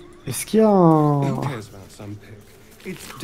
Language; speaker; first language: French; native; French